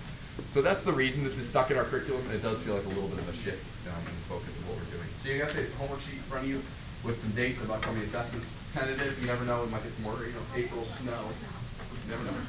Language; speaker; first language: English; native; English